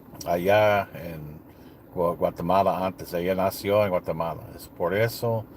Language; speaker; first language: Spanish; non-native, learner; English